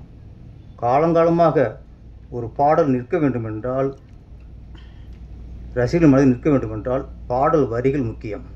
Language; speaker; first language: Tamil; native; Tamil